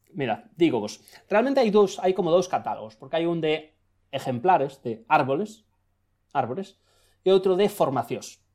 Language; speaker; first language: Galician; native; Galician